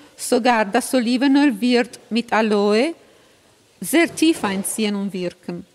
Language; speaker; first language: German; non-native, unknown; Italian